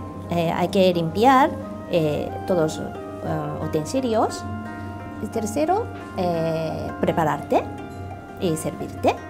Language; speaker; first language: Spanish; non-native, learner; Japanese